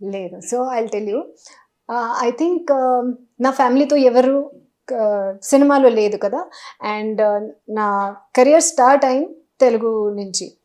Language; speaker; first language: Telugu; non-native, local second language; Hindi